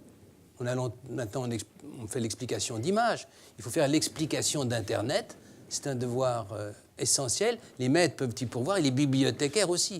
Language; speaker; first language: French; native; French